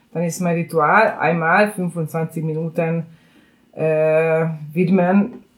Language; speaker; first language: German; non-native, fluent; Hungarian